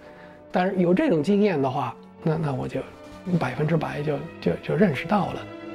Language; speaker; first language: Chinese; non-native, fluent; English